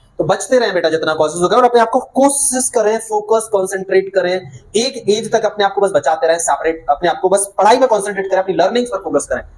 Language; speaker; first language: Hindi; native; Hindi